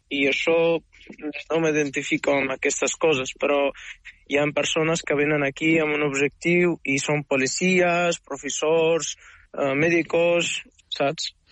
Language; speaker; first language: Catalan; non-native, fluent; Arabic